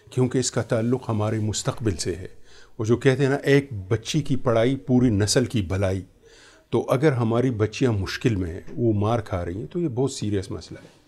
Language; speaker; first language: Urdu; native; Urdu